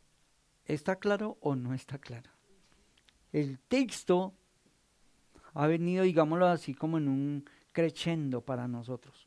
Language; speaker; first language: Spanish; native; Spanish